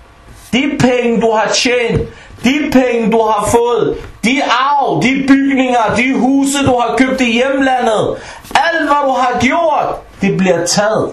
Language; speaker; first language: Danish; early bilingual, other home language; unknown